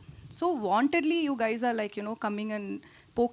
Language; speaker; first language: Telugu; non-native, learner; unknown